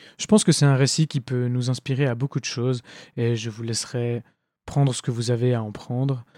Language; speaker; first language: French; native; French